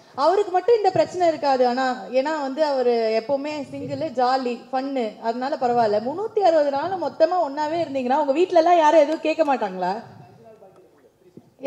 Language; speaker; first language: Tamil; native; Tamil